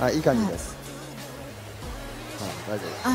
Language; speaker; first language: Japanese; non-native, fluent; Korean